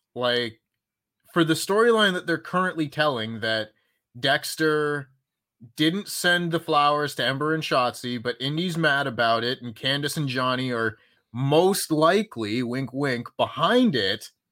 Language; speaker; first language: English; native; English